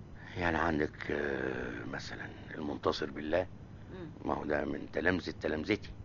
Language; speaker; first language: Arabic; native; Arabic